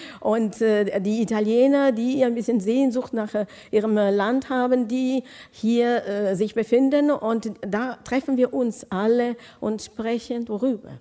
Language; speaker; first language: German; non-native, fluent; Italian